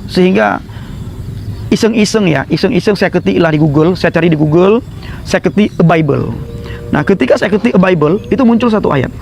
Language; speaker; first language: Indonesian; non-native, local second language; Achinese